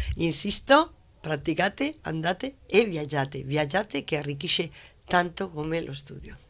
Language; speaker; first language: Italian; non-native, fluent; Spanish